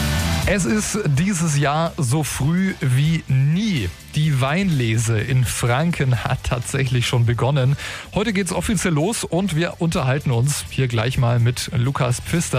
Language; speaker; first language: German; native; German